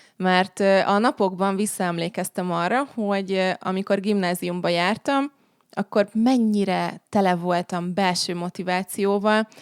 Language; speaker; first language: Hungarian; native; Hungarian